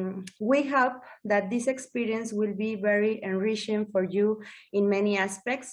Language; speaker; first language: English; non-native, learner; Spanish